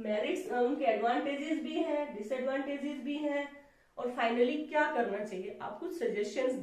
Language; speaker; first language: Hindi; native; Hindi